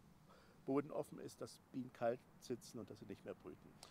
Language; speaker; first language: German; native; German